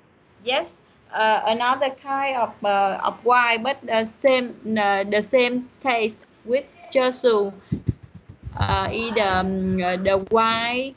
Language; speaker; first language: English; non-native, learner; Vietnamese